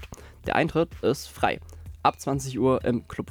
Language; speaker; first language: German; native; German